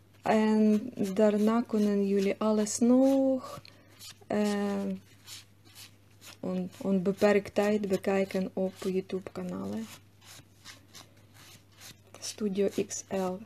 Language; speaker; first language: Dutch; non-native, fluent; Russian